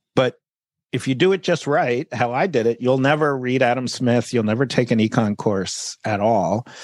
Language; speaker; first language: English; native; English